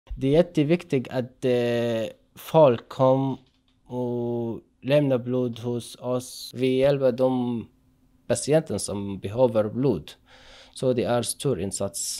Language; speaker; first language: Swedish; non-native, local second language; Arabic